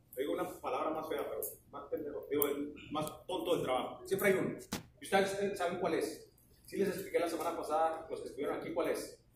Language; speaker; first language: Spanish; native; Spanish